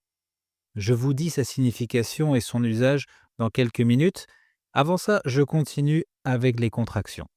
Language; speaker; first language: French; native; French